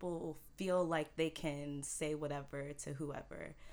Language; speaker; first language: English; early bilingual, other home language; Haitian Creole